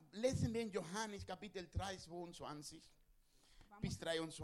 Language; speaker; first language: German; non-native, learner; Spanish